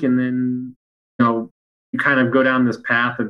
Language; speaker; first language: English; native; English